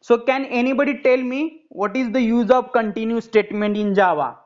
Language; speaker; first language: English; non-native, local second language; Marathi